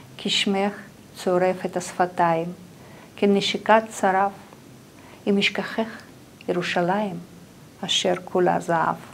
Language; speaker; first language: Hebrew; non-native, fluent; Russian